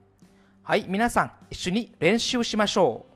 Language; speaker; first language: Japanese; non-native, fluent; Vietnamese